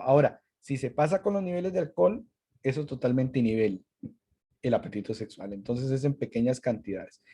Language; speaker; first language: Spanish; native; Spanish